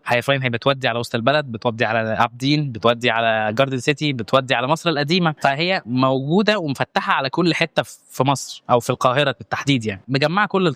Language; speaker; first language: Arabic; native; Arabic